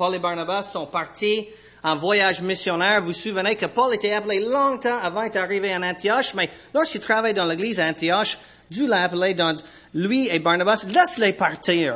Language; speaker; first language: French; non-native, fluent; English